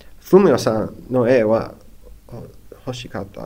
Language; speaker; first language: Japanese; non-native, learner; English